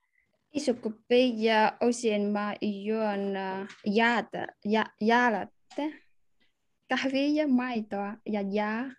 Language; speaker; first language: Finnish; non-native, learner; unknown